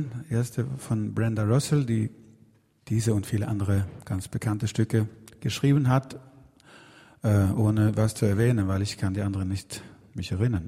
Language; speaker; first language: German; non-native, fluent; Swedish